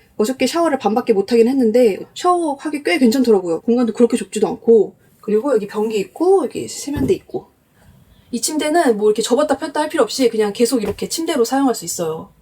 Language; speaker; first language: Korean; native; Korean